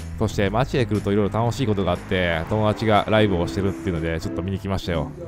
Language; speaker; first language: Japanese; native; Japanese